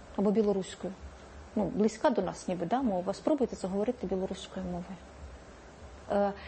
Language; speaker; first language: Ukrainian; native; Ukrainian